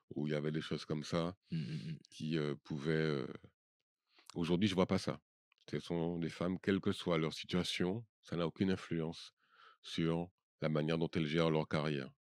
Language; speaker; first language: French; native; French